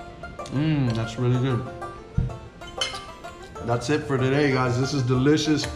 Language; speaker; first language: English; native; English